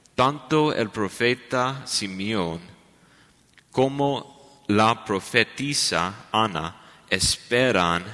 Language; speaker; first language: Spanish; non-native, learner; English